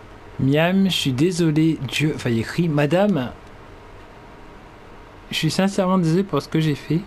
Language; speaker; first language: French; native; French